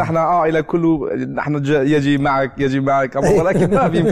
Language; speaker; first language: Arabic; non-native, learner; Turkish